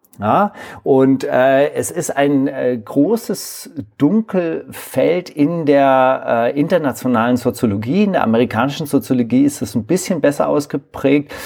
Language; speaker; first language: German; native; German